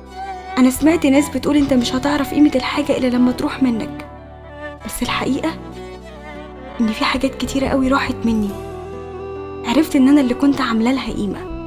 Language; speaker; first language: Arabic; native; Arabic